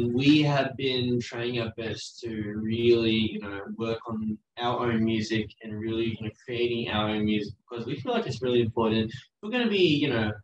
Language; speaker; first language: English; early bilingual, other home language; Korean